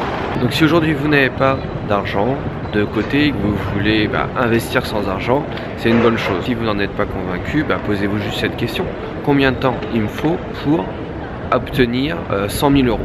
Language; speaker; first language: French; native; French